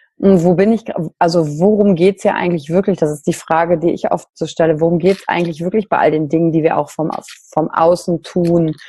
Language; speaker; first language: German; native; German